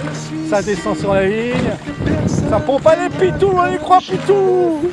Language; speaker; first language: French; native; French